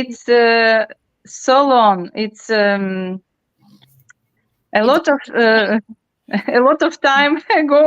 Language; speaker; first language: English; non-native, learner; Ukrainian